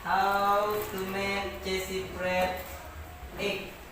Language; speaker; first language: English; non-native, learner; Indonesian